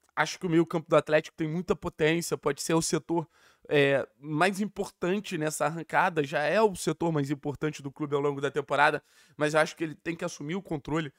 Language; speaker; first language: Portuguese; native; Portuguese